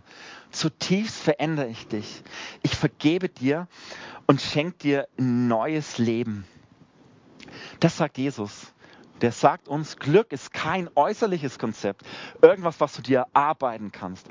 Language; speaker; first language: German; native; German